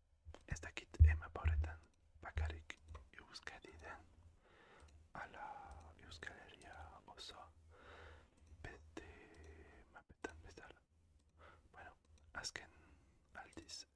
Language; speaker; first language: Basque; non-native, learner; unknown